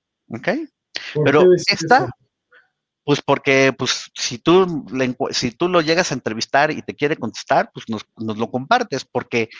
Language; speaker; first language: Spanish; native; Spanish